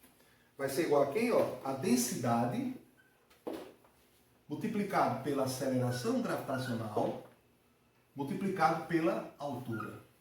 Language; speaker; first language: Portuguese; native; Portuguese